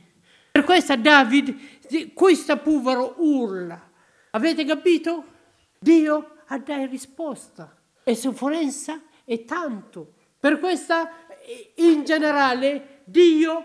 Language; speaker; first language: Italian; non-native, learner; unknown